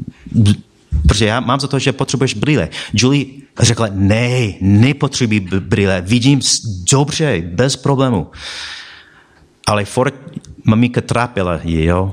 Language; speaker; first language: Czech; non-native, fluent; English